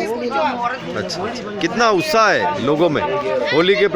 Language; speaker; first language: Hindi; native; Hindi